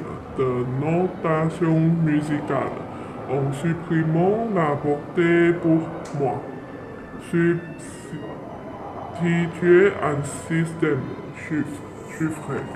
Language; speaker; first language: French; non-native, learner; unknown